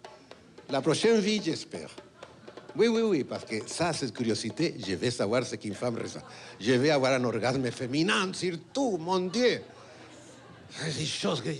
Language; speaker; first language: French; non-native, fluent; Spanish